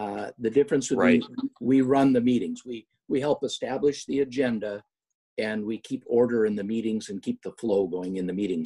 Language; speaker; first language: English; native; English